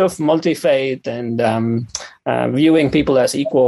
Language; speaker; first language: English; non-native, local second language; Tamil